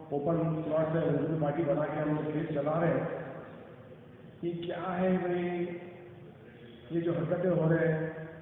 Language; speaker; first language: Urdu; native; Urdu